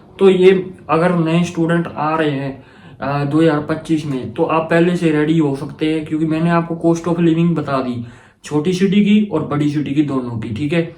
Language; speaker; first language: Hindi; non-native, local second language; Punjabi